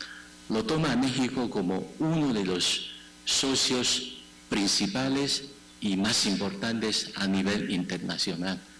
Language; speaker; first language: Spanish; non-native, fluent; Chinese